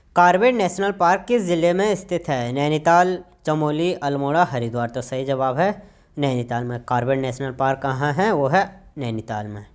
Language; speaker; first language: Hindi; native; Hindi